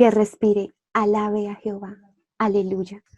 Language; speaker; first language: Spanish; native; Spanish